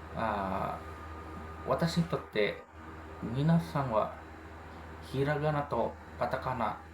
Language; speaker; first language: Japanese; non-native, learner; Indonesian